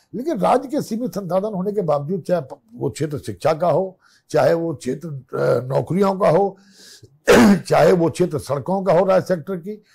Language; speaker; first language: Hindi; native; Hindi